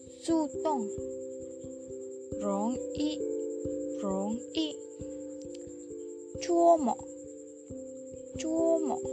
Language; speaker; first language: Chinese; non-native, learner; Vietnamese